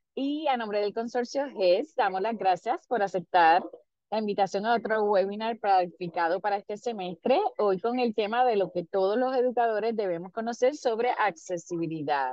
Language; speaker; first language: Spanish; native; Spanish